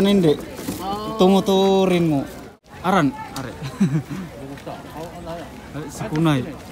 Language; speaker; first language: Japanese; non-native, learner; Filipino